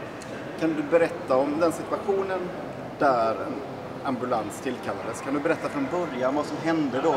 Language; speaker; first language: Swedish; native; Swedish